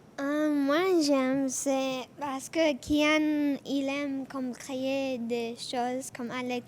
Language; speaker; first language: French; non-native, learner; English